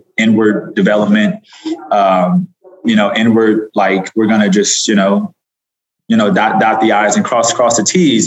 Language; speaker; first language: English; native; English